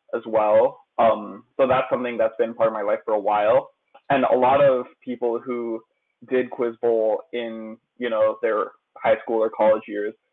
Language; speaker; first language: English; native; English